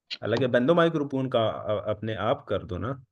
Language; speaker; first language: Hindi; non-native, local second language; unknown